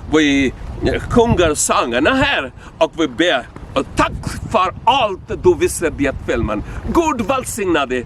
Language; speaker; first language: Swedish; non-native, learner; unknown